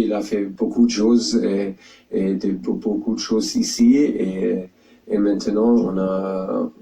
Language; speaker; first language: French; non-native, fluent; German